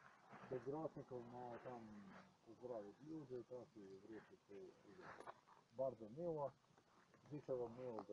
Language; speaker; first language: Polish; non-native, learner; Ukrainian